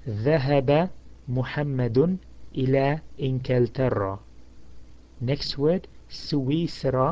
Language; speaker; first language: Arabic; non-native, fluent; English